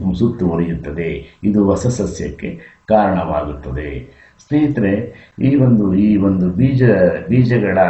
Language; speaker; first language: Kannada; native; Kannada